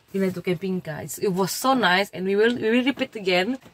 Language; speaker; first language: English; non-native, local second language; Malay